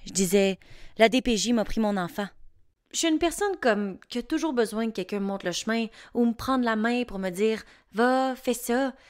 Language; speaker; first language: French; native; French